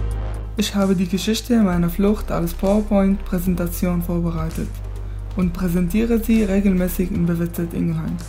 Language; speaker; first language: German; non-native, fluent; Arabic